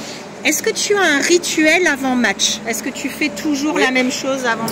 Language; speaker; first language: French; native; French